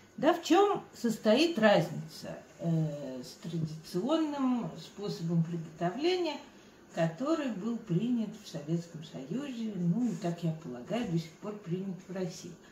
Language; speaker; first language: Russian; native; Russian